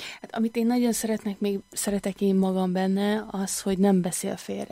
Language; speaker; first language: Hungarian; native; Hungarian